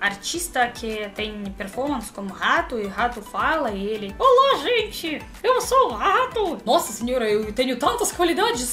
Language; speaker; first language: Portuguese; non-native, learner; Russian